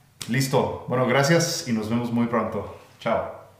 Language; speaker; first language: Spanish; non-native, fluent; English